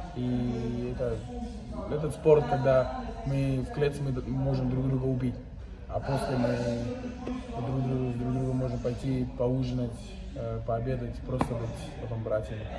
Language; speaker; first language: Russian; non-native, local second language; Uzbek